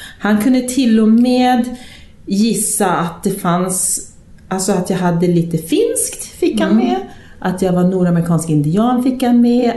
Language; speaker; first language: Swedish; early bilingual, heritage; English